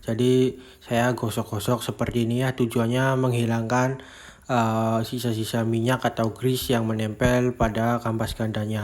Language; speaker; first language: Indonesian; native; Indonesian